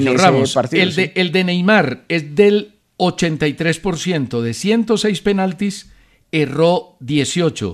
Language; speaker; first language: Spanish; native; Spanish